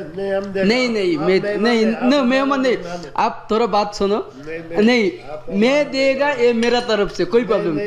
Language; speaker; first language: Hindi; non-native, learner; Bangla